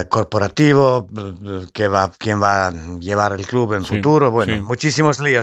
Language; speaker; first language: Spanish; non-native, fluent; Serbian